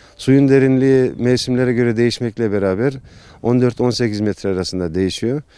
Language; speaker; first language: Turkish; native; Turkish